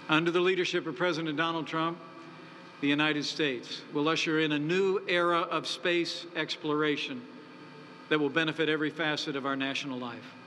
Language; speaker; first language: English; native; English